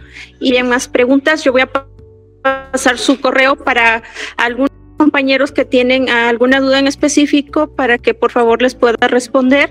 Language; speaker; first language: Spanish; native; Spanish